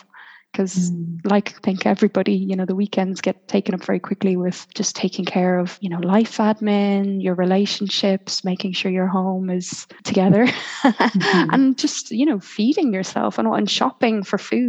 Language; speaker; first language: English; native; English